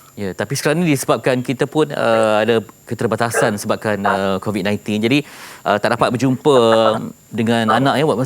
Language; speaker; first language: Malay; native; Malay